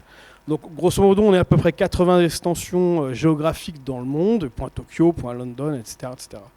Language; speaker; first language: French; native; French